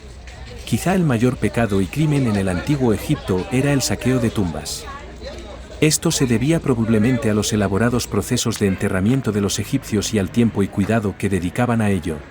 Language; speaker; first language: Spanish; native; Spanish